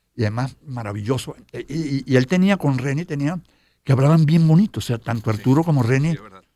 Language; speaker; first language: Spanish; native; Spanish